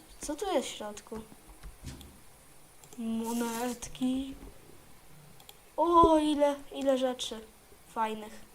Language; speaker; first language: Polish; native; Polish